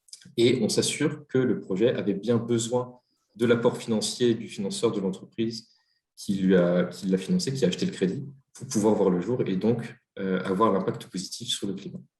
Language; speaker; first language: French; native; French